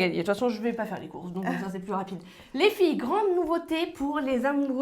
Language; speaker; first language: French; native; French